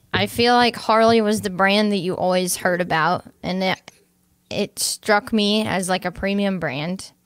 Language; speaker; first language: English; native; English